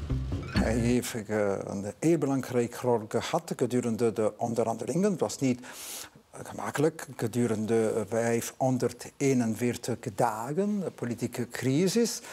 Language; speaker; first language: Dutch; non-native, local second language; French